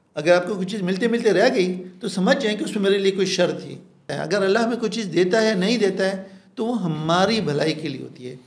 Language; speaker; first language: Urdu; non-native, local second language; Pashto